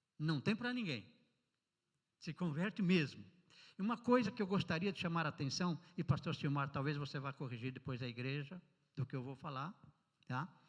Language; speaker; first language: Portuguese; native; Portuguese